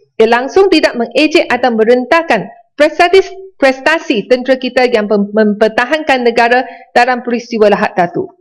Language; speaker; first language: Malay; non-native, local second language; Chinese